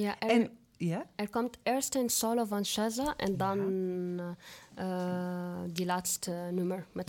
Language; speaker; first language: Dutch; non-native, fluent; Arabic